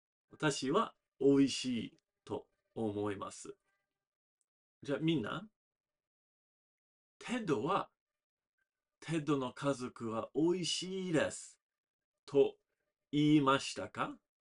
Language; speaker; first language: Japanese; non-native, fluent; English